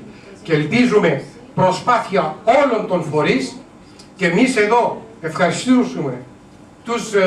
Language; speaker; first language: Greek; non-native, learner; Urdu